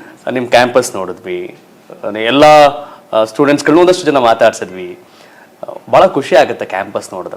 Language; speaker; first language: Kannada; native; Kannada